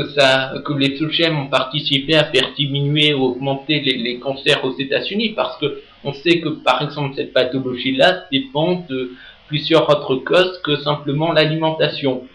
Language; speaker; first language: French; native; French